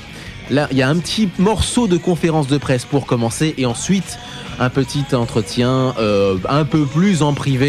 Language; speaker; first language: French; native; French